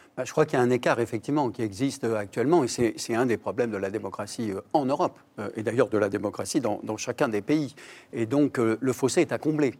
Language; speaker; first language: French; native; French